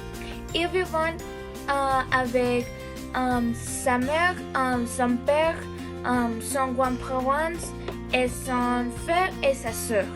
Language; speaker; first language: French; non-native, learner; English